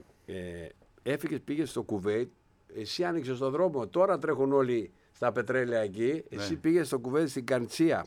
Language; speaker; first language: Greek; native; Greek